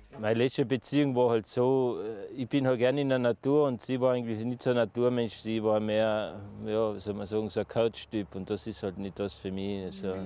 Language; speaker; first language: German; native; German